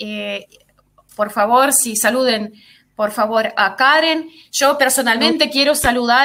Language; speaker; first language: Spanish; non-native, fluent; Russian